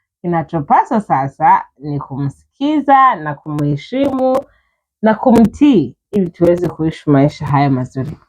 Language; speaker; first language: Swahili; non-native, fluent; Kinyarwanda